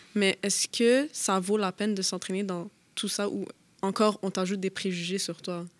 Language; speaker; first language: French; native; French